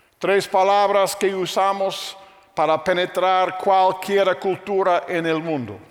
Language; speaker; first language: Spanish; non-native, fluent; English